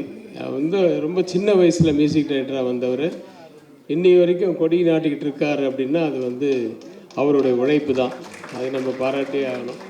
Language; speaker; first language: Tamil; native; Tamil